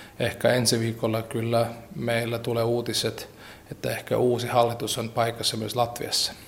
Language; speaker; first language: Finnish; non-native, fluent; Latvian